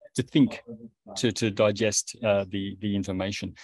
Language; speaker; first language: English; native; English